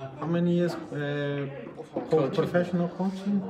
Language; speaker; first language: English; non-native, learner; Portuguese